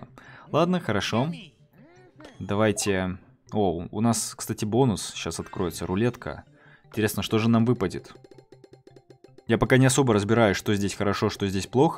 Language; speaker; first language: Russian; native; Russian